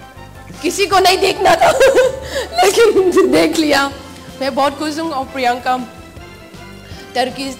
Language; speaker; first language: Hindi; non-native, local second language; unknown